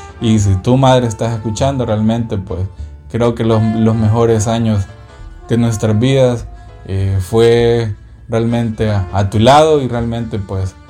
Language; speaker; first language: Spanish; native; Spanish